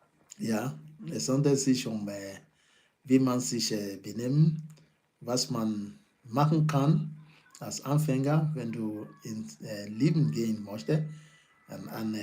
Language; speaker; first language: German; non-native, learner; Yoruba